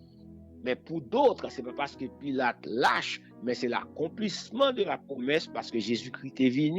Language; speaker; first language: French; non-native, local second language; Haitian Creole